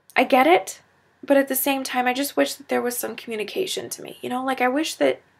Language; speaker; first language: English; native; English